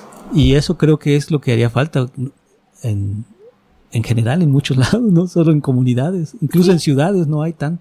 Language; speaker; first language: Spanish; native; Spanish